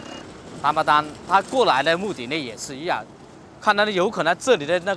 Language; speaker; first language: Chinese; native; Chinese